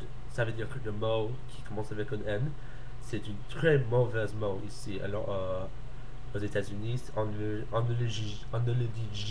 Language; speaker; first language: French; non-native, learner; English